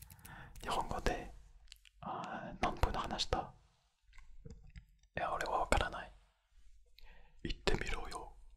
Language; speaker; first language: Japanese; non-native, fluent; French